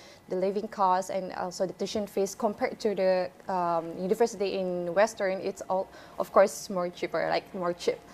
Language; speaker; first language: English; non-native, fluent; Indonesian